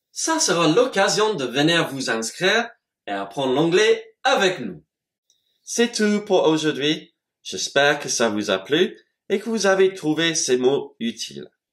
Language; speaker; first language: French; non-native, fluent; English